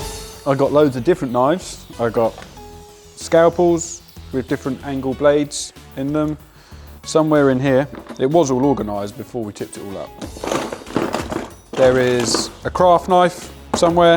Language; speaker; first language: English; native; English